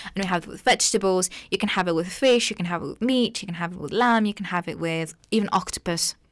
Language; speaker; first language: English; non-native, fluent; Arabic